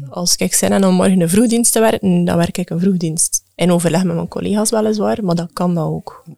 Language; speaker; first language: Dutch; native; Dutch